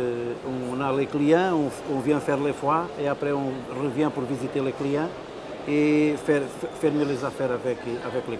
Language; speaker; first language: French; non-native, fluent; Portuguese